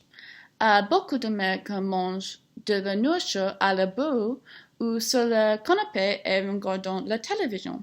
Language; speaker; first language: French; non-native, learner; English